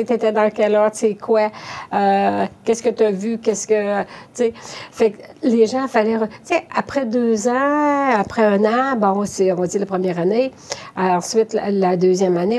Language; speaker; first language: French; native; French